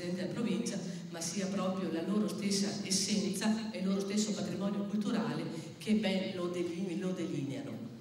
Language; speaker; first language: Italian; native; Italian